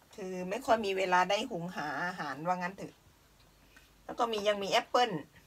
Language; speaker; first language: Thai; native; Thai